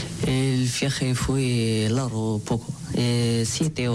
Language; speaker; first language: Spanish; non-native, learner; Arabic